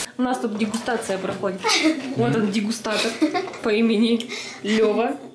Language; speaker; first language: Russian; native; Russian